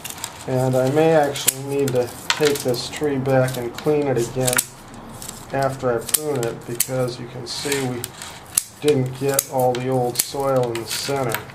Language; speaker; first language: English; native; English